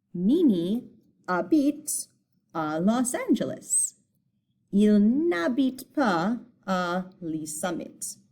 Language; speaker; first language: French; non-native, fluent; English